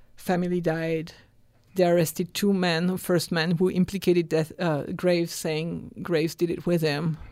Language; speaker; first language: English; non-native, fluent; French